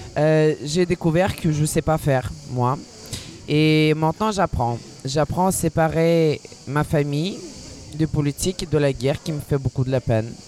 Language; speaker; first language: French; non-native, fluent; Ukrainian